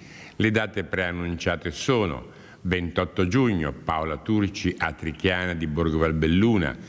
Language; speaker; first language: Italian; native; Italian